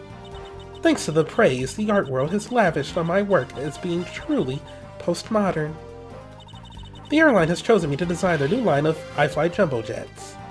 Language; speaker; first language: English; native; English